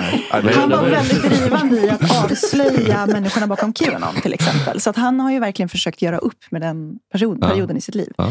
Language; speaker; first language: Swedish; native; Swedish